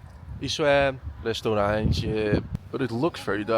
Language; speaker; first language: Portuguese; non-native, learner; Dutch